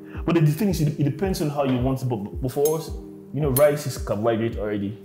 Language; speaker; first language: English; non-native, local second language; Yoruba